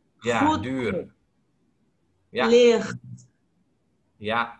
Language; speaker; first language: Dutch; non-native, fluent; Indonesian